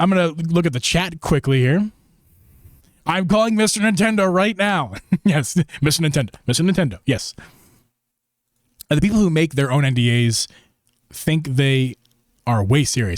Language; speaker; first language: English; native; English